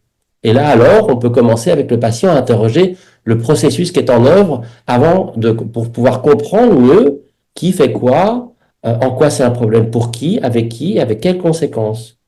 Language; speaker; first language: French; native; French